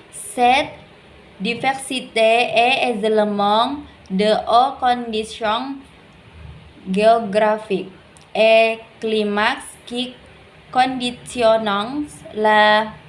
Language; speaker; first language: French; non-native, learner; Indonesian